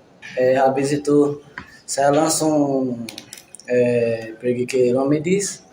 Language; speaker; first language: Indonesian; non-native, learner; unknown